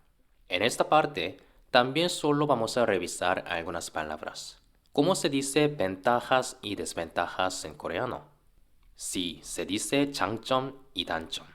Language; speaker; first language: Spanish; non-native, fluent; Korean